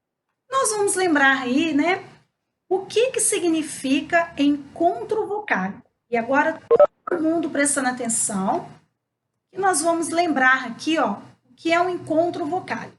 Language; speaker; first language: Portuguese; native; Portuguese